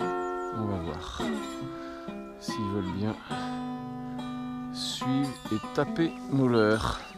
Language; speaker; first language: French; native; French